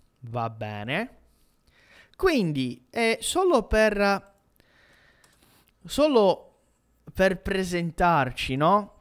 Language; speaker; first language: Italian; non-native, fluent; Portuguese